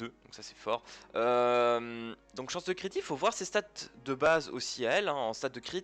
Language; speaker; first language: French; native; French